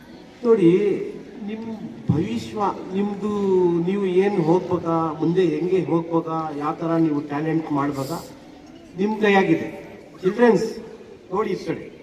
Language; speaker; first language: Kannada; non-native, local second language; Urdu